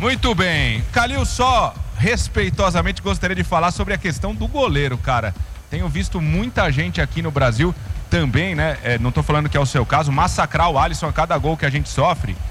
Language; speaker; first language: Portuguese; native; Portuguese